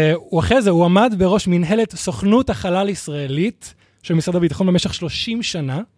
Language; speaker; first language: Hebrew; native; Hebrew